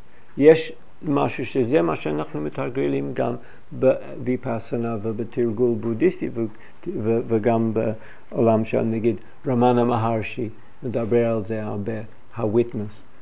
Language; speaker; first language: Hebrew; non-native, fluent; English